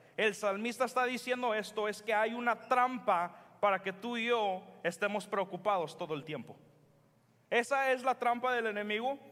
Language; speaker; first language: Spanish; early bilingual, heritage; Spanish